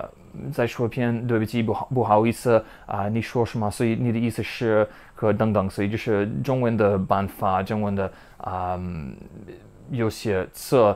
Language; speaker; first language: Chinese; non-native, learner; English